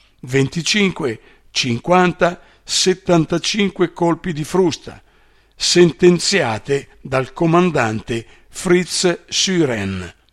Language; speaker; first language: Italian; native; Italian